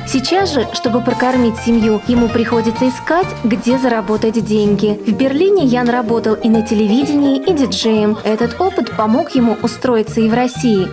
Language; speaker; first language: Russian; native; Russian